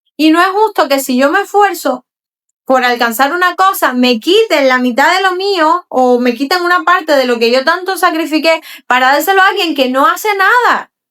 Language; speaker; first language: Spanish; native; Spanish